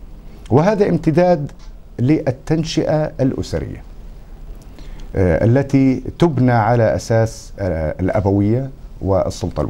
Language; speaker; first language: Arabic; native; Arabic